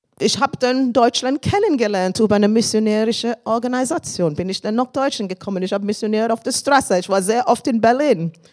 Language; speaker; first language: German; non-native, fluent; English